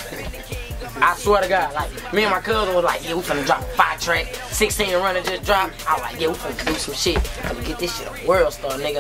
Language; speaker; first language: English; native; English